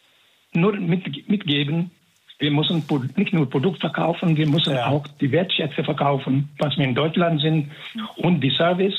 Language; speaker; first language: German; non-native, fluent; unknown